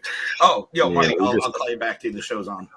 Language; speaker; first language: English; native; English